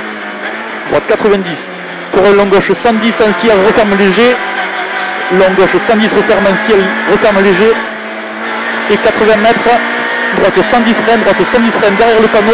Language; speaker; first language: French; native; French